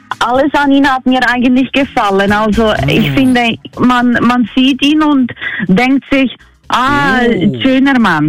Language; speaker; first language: German; non-native, learner; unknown